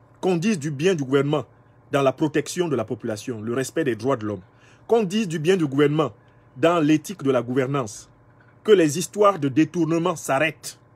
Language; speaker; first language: French; non-native, local second language; Basaa